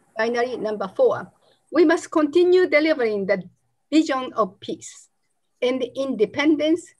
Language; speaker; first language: English; non-native, fluent; Japanese